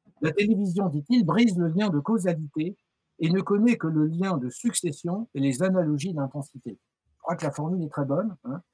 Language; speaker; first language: French; native; French